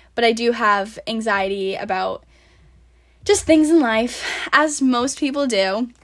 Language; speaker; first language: English; native; English